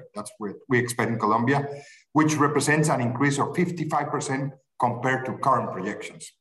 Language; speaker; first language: English; non-native, fluent; Spanish